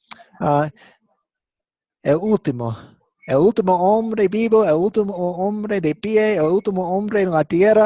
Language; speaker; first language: Spanish; non-native, fluent; English